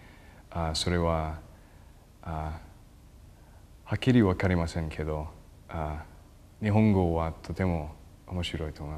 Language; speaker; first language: Japanese; non-native, learner; English